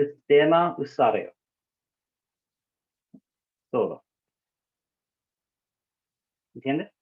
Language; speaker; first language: Spanish; non-native, learner; English